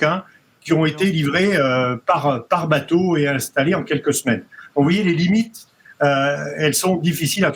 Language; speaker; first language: French; native; French